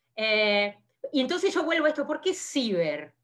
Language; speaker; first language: Spanish; native; Spanish